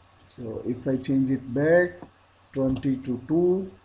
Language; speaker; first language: English; non-native, local second language; Hindi